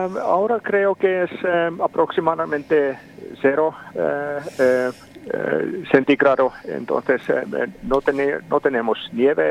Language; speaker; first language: Spanish; non-native, fluent; Finnish